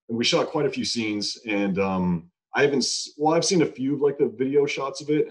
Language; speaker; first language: English; native; English